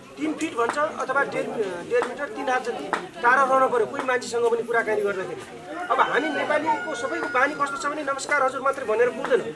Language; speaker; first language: Nepali; non-native, local second language; Dangaura Tharu